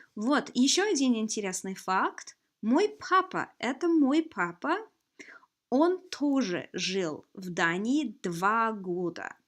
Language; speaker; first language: Russian; non-native, fluent; English